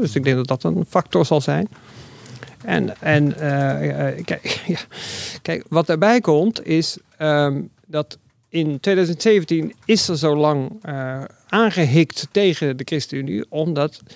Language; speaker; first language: Dutch; native; Dutch